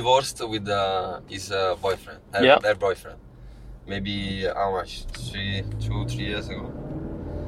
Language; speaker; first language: English; non-native, learner; Italian